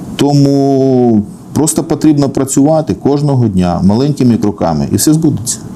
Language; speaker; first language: Ukrainian; non-native, local second language; Russian